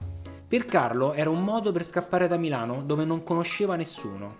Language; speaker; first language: Italian; native; Italian